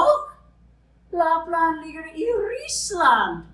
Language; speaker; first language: Swedish; non-native, fluent; English